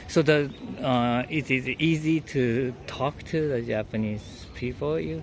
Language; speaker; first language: English; non-native, fluent; Japanese